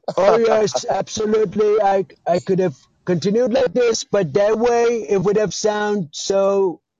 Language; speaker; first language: English; non-native, fluent; Persian